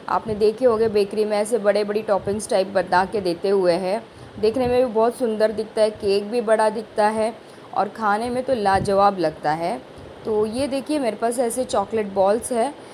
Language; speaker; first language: Hindi; non-native, local second language; Marathi